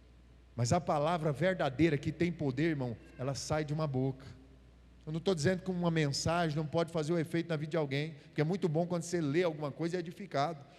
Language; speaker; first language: Portuguese; native; Portuguese